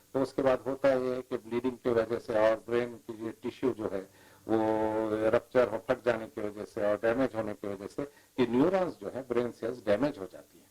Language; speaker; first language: Hindi; native; Hindi